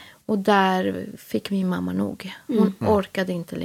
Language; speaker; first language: Swedish; early bilingual, other home language; Spanish